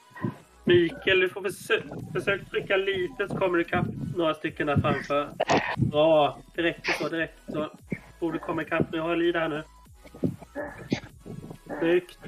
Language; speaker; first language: Swedish; native; Swedish